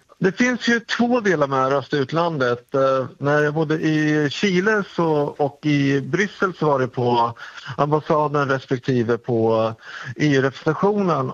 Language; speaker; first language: Swedish; native; Swedish